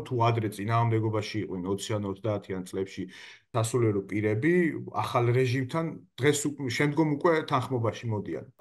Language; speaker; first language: Georgian; native; Georgian